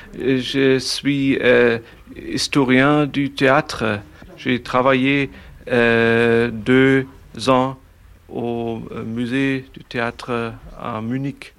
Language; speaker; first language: French; non-native, learner; German